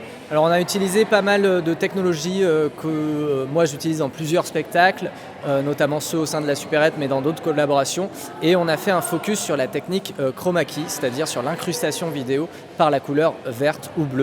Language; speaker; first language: French; native; French